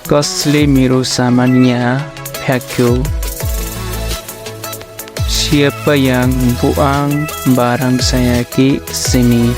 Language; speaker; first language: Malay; non-native, fluent; Nepali